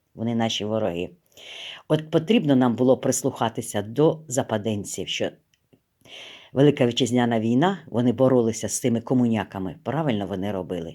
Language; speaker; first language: Ukrainian; native; Ukrainian